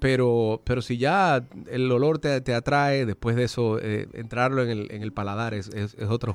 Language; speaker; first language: Spanish; native; Spanish